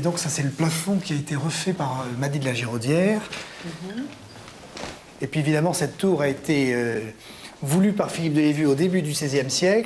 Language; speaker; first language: French; native; French